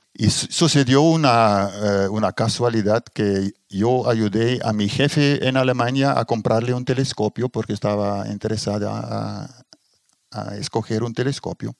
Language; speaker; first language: Spanish; non-native, fluent; Dutch